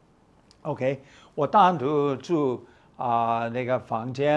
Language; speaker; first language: Chinese; non-native, fluent; English